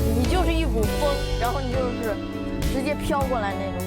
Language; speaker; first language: Chinese; native; Chinese